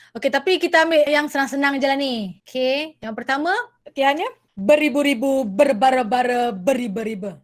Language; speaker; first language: Malay; native; Malay